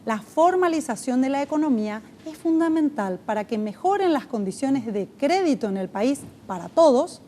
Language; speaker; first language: Spanish; native; Spanish